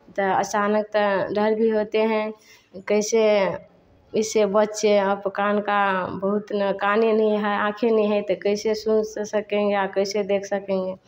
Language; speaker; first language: Hindi; native; Hindi